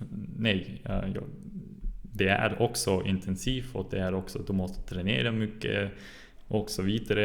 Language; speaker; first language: Swedish; non-native, learner; German